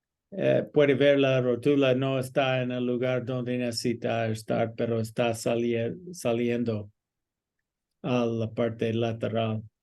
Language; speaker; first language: Spanish; non-native, learner; English